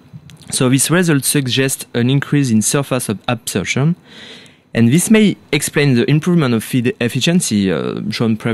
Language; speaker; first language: English; non-native, fluent; French